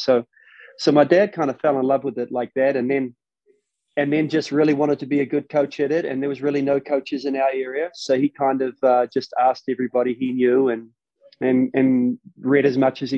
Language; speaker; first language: English; native; English